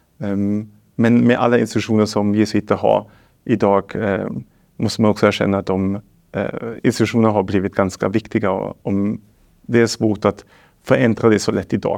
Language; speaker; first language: Swedish; non-native, fluent; German